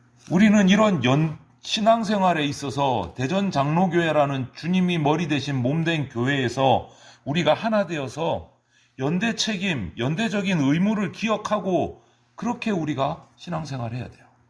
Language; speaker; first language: Korean; native; Korean